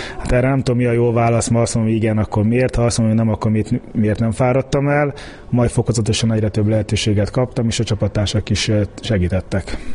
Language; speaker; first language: Hungarian; early bilingual, heritage; Hungarian